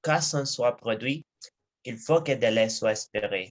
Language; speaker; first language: French; non-native, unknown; Spanish